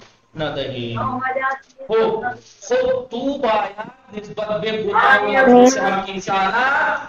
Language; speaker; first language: Persian; non-native, fluent; Urdu